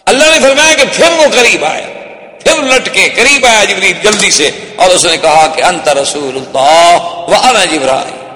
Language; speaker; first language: Urdu; native; Urdu